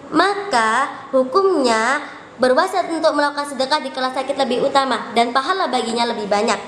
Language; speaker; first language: Indonesian; native; Indonesian